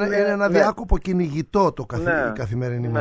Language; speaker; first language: Greek; native; Greek